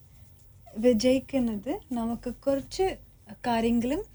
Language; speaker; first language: Malayalam; early bilingual, heritage; Malayalam